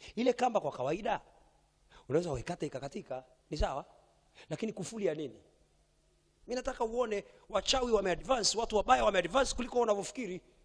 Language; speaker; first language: Swahili; native; Swahili